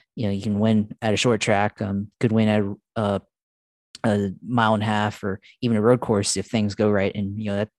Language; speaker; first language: English; early bilingual, other home language; Filipino